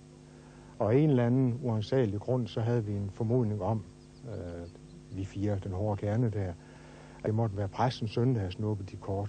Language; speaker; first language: Danish; native; Danish